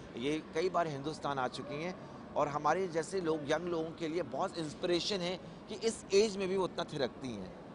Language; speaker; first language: Hindi; native; Hindi